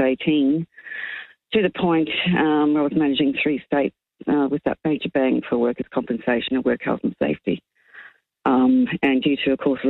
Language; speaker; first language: English; native; English